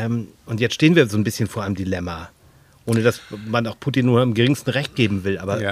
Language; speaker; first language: German; native; German